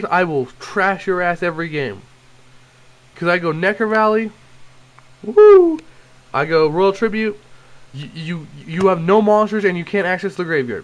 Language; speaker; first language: English; native; English